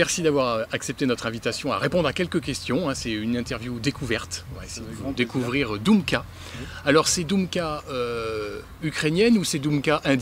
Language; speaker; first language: French; native; French